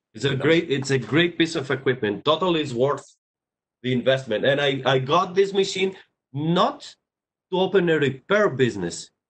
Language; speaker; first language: English; non-native, fluent; Greek